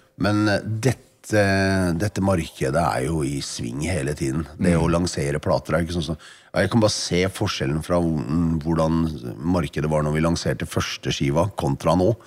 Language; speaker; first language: Norwegian; native; Norwegian